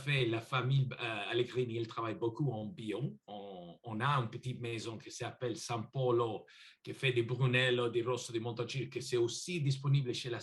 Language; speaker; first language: French; non-native, learner; English